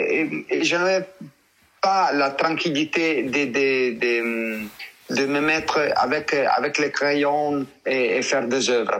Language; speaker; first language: French; non-native, learner; Italian